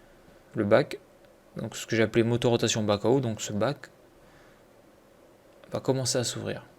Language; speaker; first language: French; native; French